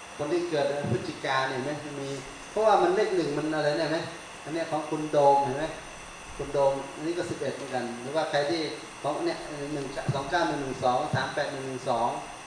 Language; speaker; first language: Thai; native; Thai